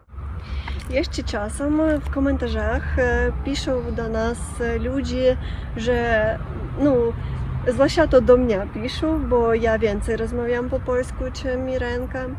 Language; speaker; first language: Polish; non-native, learner; Russian